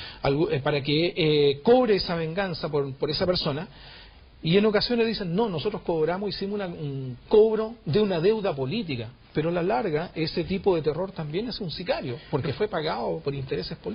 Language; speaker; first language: Spanish; native; Spanish